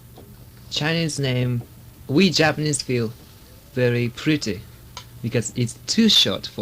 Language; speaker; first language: English; non-native, learner; Japanese